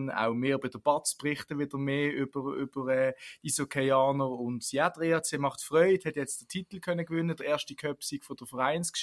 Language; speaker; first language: German; native; German